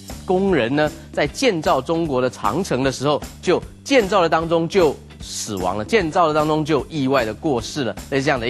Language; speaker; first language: Chinese; native; Chinese